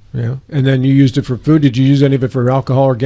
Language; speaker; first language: English; native; English